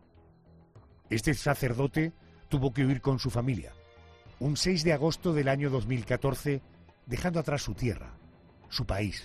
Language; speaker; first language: Spanish; native; Spanish